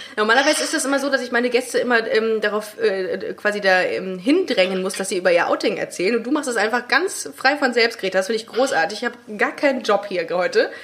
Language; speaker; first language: German; native; German